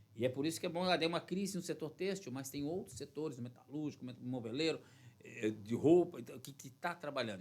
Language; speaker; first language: Portuguese; native; Portuguese